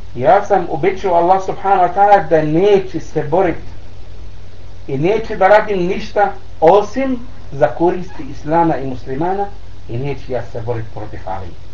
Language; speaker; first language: Bosnian; non-native, learner; Arabic